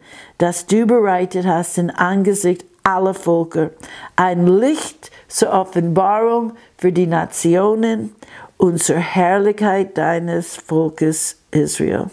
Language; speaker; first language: German; non-native, fluent; English